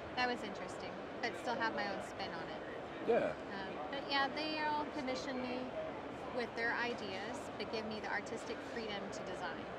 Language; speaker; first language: English; native; English